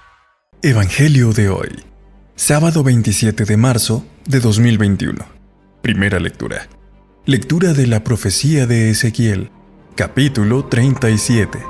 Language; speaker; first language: Spanish; native; Spanish